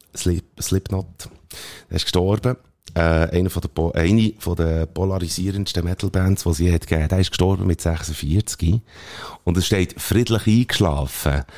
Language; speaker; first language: German; native; German